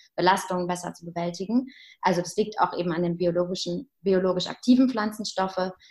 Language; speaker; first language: German; native; German